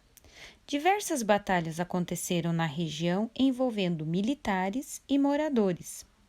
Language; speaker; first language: Portuguese; native; Portuguese